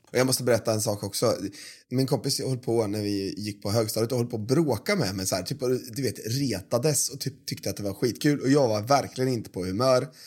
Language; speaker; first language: Swedish; native; Swedish